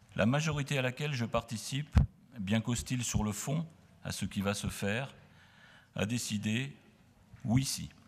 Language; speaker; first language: French; native; French